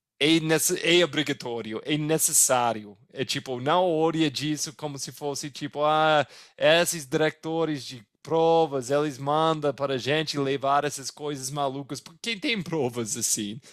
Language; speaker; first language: Portuguese; non-native, fluent; English